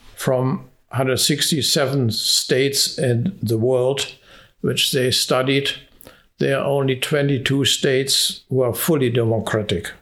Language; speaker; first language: English; non-native, fluent; Hungarian